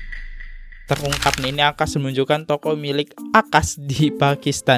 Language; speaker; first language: Indonesian; native; Indonesian